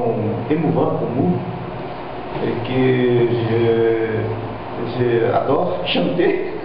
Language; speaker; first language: French; non-native, fluent; Portuguese